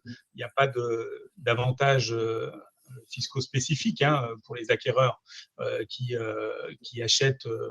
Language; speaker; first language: French; native; French